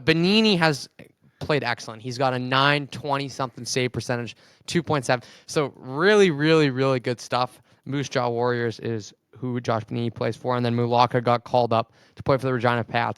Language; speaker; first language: English; native; English